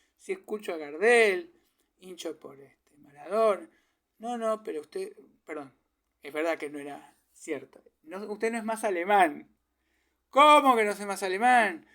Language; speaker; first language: Spanish; early bilingual, other home language; German